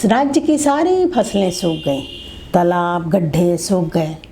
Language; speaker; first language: Hindi; non-native, local second language; Telugu